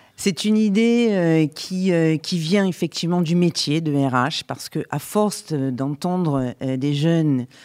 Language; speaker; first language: French; native; French